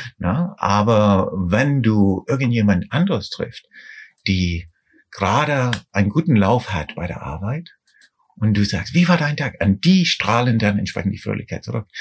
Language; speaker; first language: German; non-native, fluent; English